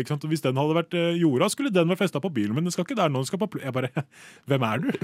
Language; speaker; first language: Norwegian; native; Norwegian